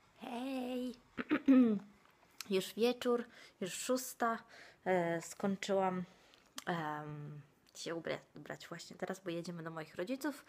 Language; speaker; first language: Polish; non-native, fluent; Italian